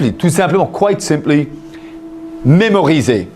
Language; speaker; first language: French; non-native, fluent; English